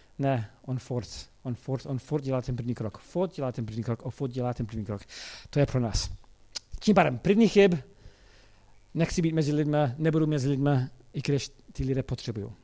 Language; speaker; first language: Czech; non-native, fluent; English